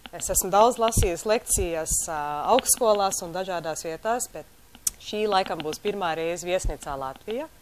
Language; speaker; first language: Latvian; early bilingual, heritage; Latvian